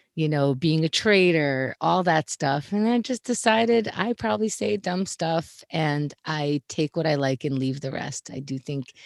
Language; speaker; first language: English; native; English